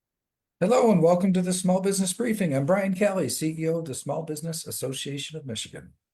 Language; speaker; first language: English; native; English